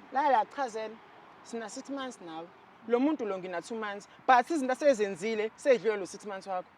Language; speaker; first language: Zulu; non-native, local second language; Xhosa